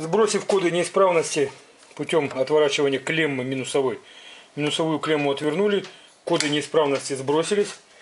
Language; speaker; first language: Russian; native; Russian